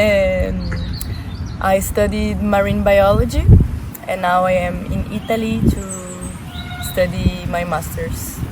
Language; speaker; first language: English; non-native, fluent; Portuguese